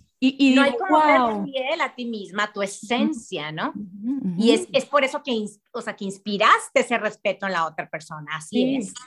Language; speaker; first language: Spanish; native; Spanish